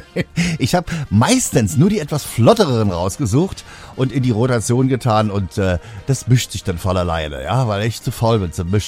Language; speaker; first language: German; native; German